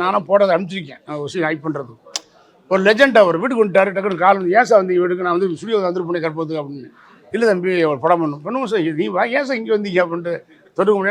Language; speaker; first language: Tamil; native; Tamil